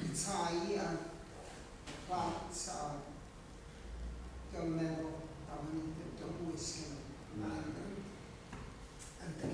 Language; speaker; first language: Welsh; native; Welsh